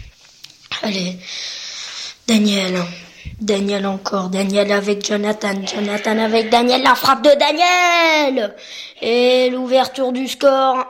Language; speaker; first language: French; native; French